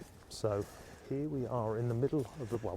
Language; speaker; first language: English; native; English